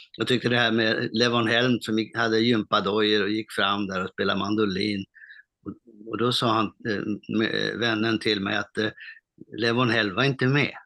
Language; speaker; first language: Swedish; native; Swedish